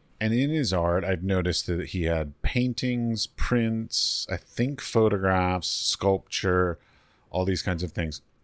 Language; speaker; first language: English; native; English